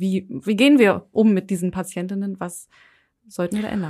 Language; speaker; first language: German; native; German